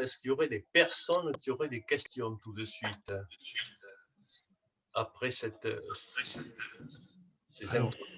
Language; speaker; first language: French; native; French